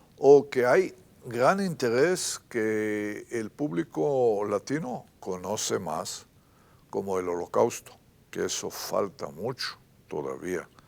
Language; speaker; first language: Spanish; non-native, fluent; Hebrew